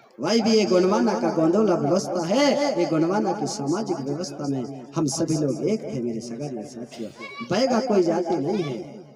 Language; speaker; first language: Hindi; native; Hindi